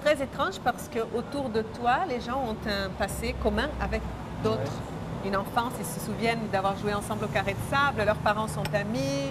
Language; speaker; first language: French; non-native, fluent; Portuguese